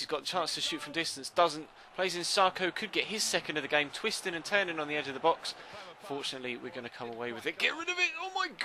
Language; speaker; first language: English; native; English